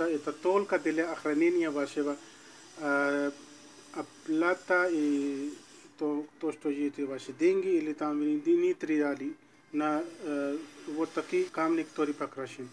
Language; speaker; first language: Russian; non-native, learner; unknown